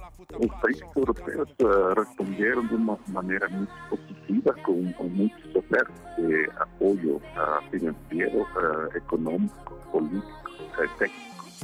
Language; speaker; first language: Portuguese; non-native, fluent; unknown